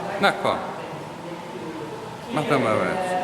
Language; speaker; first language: German; native; German